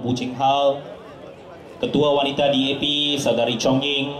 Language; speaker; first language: Malay; non-native, local second language; Chinese